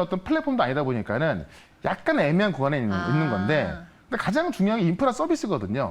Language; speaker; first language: Korean; native; Korean